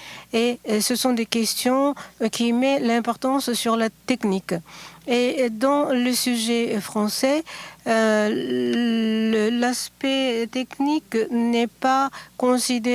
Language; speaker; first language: French; non-native, fluent; Japanese